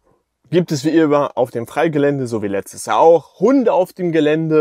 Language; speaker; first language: German; native; German